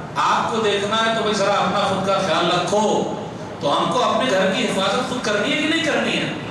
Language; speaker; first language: Urdu; non-native, local second language; Hindi